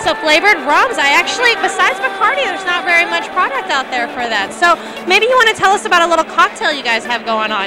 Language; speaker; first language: English; native; English